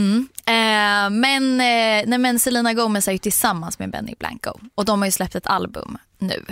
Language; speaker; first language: Swedish; native; Swedish